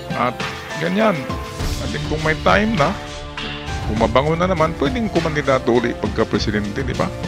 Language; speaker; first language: Filipino; non-native, local second language; Cebuano